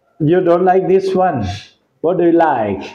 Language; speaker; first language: English; non-native, local second language; Pashto